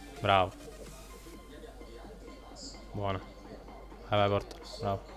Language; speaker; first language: Italian; native; Italian